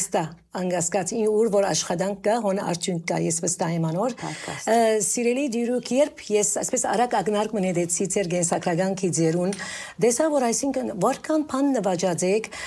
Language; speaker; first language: Armenian; early bilingual, heritage; Armenian